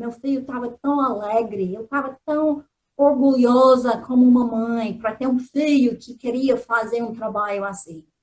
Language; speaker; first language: Portuguese; non-native, fluent; English